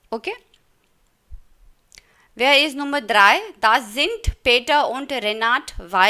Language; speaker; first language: German; non-native, fluent; Hindi